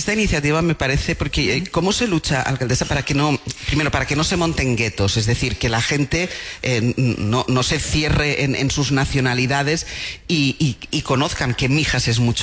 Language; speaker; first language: Spanish; native; Spanish